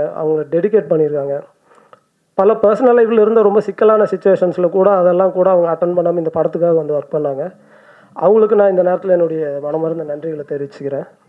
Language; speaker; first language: Tamil; native; Tamil